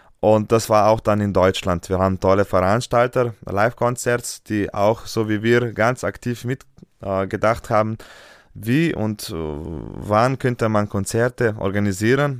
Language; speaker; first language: German; non-native, fluent; Slovenian